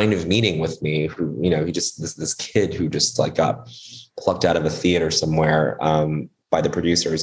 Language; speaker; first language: English; native; English